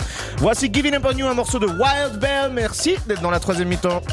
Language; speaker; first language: French; native; French